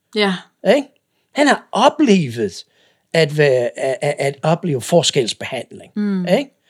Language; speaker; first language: Danish; non-native, fluent; English